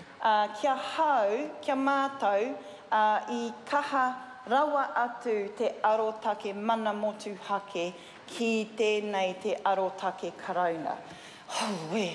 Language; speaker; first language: Māori; non-native, learner; English